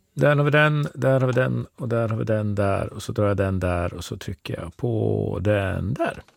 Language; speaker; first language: Swedish; native; Swedish